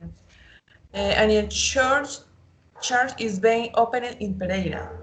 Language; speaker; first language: English; non-native, learner; Spanish